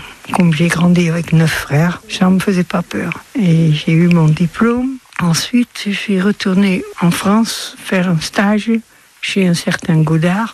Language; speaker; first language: French; non-native, fluent; Dutch